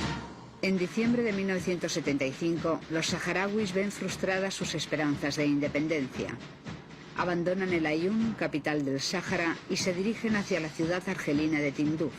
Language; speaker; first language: Spanish; native; Spanish